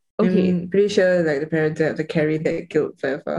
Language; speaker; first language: English; native; English